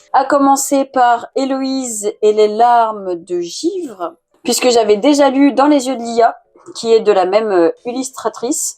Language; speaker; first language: French; native; French